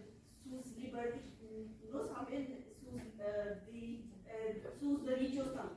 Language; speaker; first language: Spanish; non-native, learner; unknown